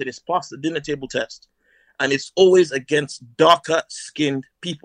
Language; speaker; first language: English; non-native, local second language; Hausa